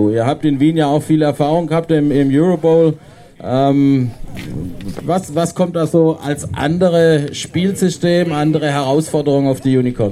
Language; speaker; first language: German; native; German